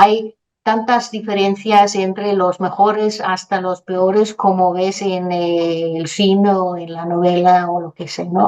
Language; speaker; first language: Spanish; non-native, fluent; Danish